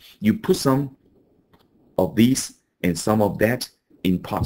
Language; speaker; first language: English; non-native, fluent; Chinese